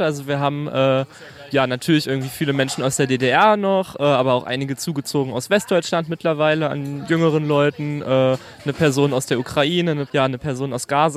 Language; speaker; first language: German; native; German